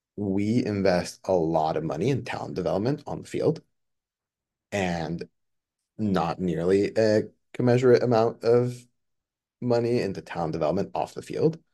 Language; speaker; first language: English; non-native, fluent; Spanish